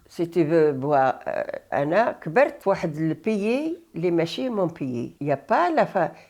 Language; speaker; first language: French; non-native, learner; Arabic